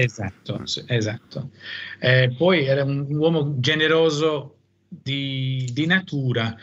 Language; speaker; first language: Italian; non-native, fluent; English